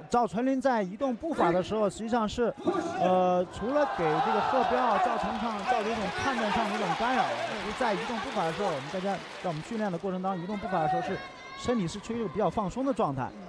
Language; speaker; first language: Chinese; native; Chinese